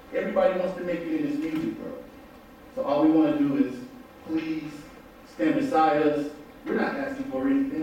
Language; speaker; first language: English; native; English